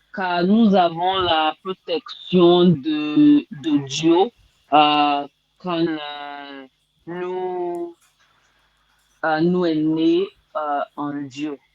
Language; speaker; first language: French; non-native, learner; English